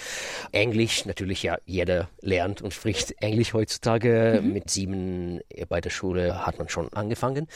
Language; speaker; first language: German; non-native, fluent; Russian